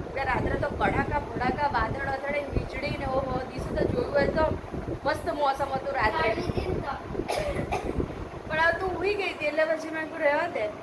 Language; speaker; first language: Gujarati; native; Gujarati